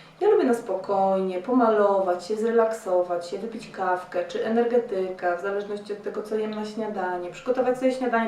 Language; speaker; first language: Polish; native; Polish